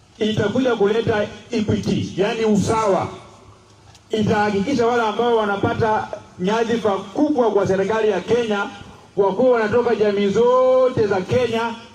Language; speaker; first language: Swahili; non-native, local second language; Luyia